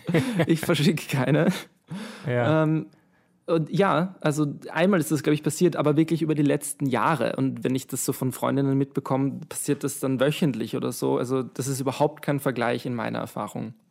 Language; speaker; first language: German; native; German